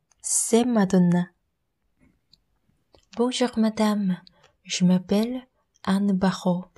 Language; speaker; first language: French; non-native, learner; Korean